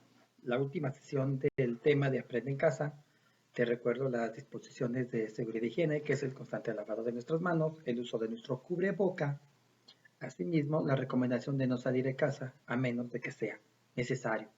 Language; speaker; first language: Spanish; native; Spanish